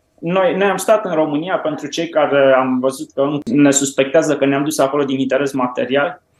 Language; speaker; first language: Romanian; native; Romanian